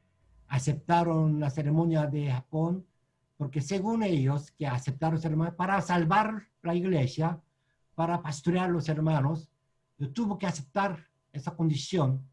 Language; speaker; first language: Spanish; non-native, learner; Korean